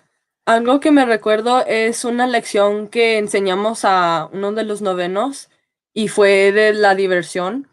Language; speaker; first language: Spanish; early bilingual, heritage; Spanish